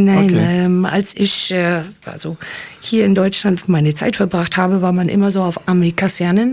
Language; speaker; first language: German; non-native, fluent; English